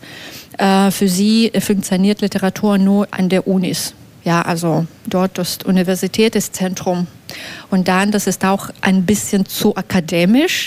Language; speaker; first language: German; non-native, fluent; Belarusian